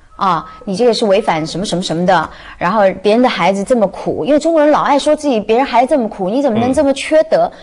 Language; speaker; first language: Chinese; native; Chinese